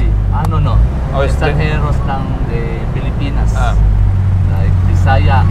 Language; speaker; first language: Spanish; non-native, learner; Chavacano